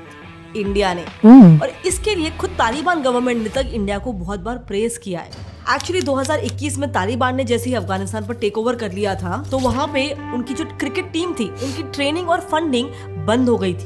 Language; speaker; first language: Hindi; native; Hindi